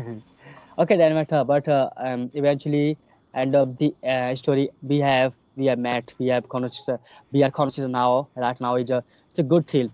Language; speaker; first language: English; non-native, learner; Hindi